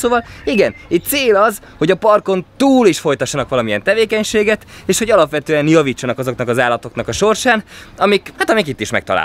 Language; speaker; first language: Hungarian; native; Hungarian